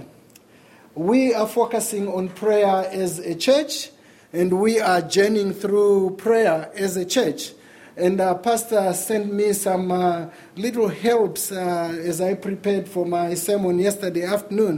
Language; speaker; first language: English; non-native, local second language; Shona